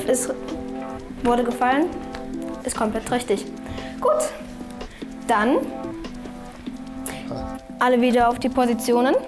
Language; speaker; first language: German; native; German